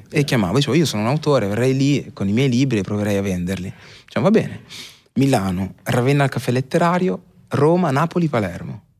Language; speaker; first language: Italian; early bilingual, other home language; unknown